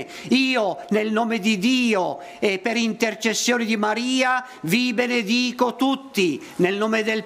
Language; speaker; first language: Italian; native; Italian